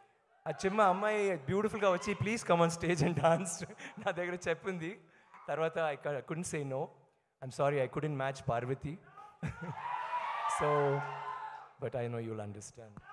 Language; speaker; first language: Telugu; non-native, learner; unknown